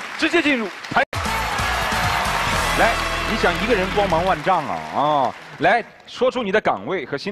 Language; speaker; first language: Chinese; native; Chinese